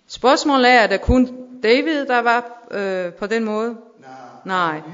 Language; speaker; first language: Danish; non-native, fluent; Persian